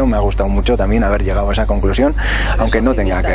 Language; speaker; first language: Spanish; native; Spanish